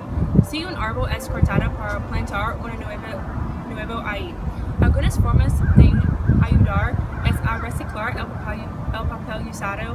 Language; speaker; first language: Spanish; non-native, learner; English